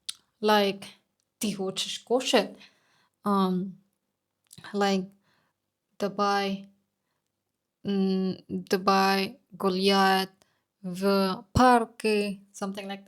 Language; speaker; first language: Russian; non-native, learner; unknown